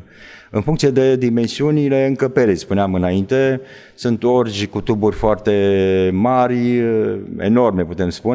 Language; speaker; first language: Romanian; native; Romanian